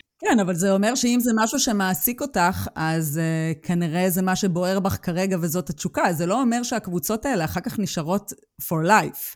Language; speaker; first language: Hebrew; native; Hebrew